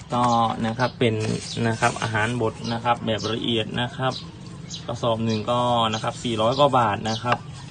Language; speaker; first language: Thai; native; Thai